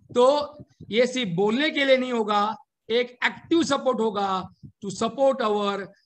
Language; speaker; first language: Hindi; non-native, local second language; Marathi